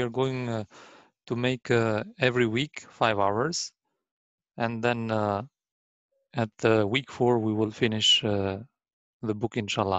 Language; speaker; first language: English; non-native, learner; Arabic